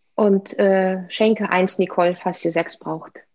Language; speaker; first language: German; non-native, fluent; Russian